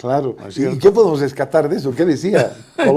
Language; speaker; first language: Spanish; native; Spanish